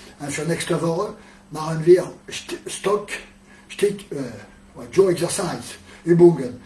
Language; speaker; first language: German; non-native, learner; French